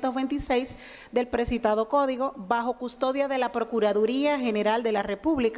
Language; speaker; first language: Spanish; native; Spanish